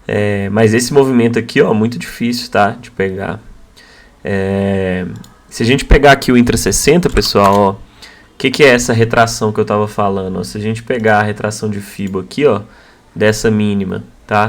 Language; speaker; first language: Portuguese; native; Portuguese